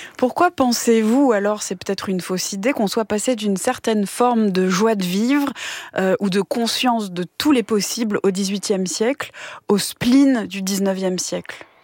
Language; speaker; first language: French; native; French